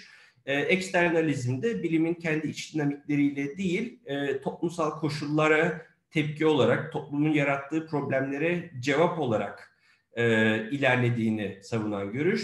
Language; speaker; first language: Turkish; native; Turkish